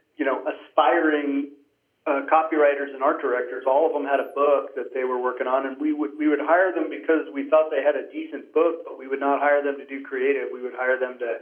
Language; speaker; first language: English; native; English